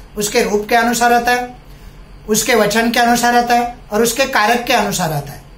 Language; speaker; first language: Hindi; non-native, local second language; Marathi